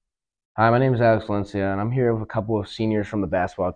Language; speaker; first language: English; native; English